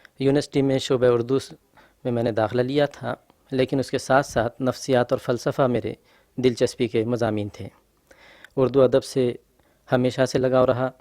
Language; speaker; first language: Urdu; native; Urdu